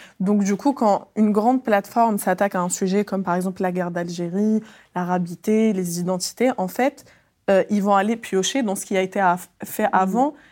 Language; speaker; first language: French; early bilingual, other home language; Arabic